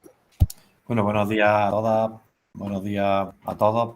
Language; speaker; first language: Spanish; native; Spanish